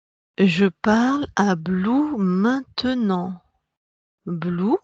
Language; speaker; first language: French; native; French